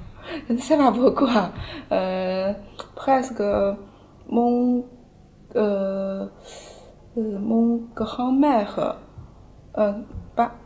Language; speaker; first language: French; non-native, learner; Chinese